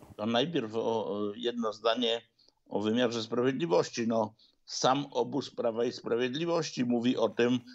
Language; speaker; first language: Polish; native; Polish